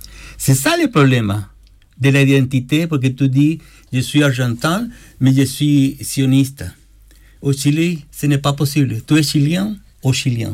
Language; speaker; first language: French; non-native, learner; Spanish